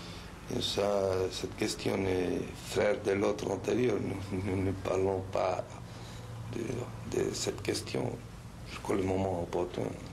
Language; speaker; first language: French; non-native, fluent; Spanish